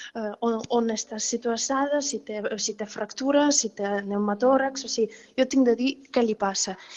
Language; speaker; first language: Catalan; non-native, fluent; Ukrainian